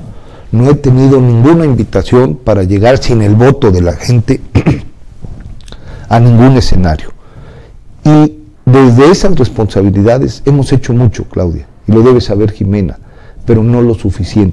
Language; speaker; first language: Spanish; native; Spanish